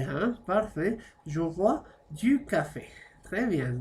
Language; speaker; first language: French; non-native, fluent; Spanish